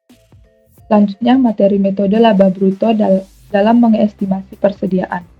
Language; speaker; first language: Indonesian; native; Indonesian